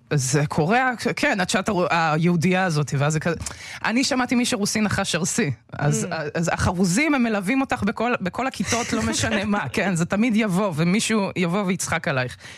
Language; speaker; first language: Hebrew; early bilingual, other home language; Russian